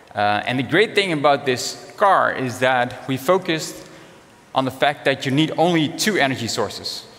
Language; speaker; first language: English; non-native, fluent; Dutch